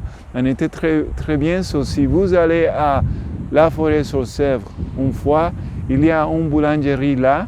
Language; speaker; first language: French; non-native, learner; Spanish